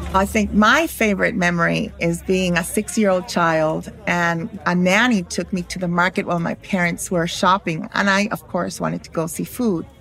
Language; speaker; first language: English; early bilingual, other home language; Spanish